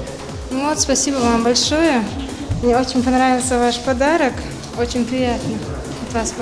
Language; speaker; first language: Russian; non-native, local second language; Chechen